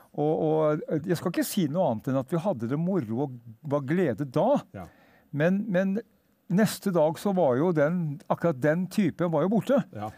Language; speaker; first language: Norwegian; native; Norwegian